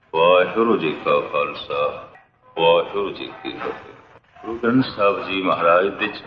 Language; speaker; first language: Hindi; non-native, local second language; Punjabi